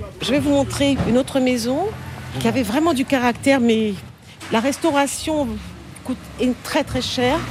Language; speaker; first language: French; native; French